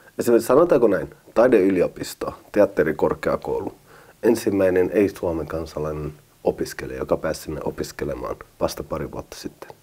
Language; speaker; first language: Finnish; early bilingual, other home language; Arabic